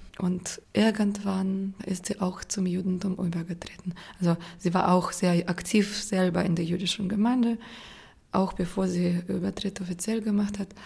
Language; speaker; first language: German; non-native, fluent; Russian